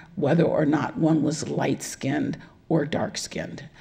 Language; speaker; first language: English; native; English